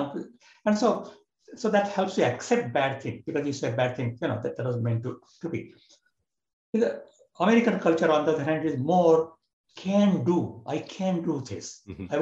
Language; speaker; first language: English; non-native, local second language; Marathi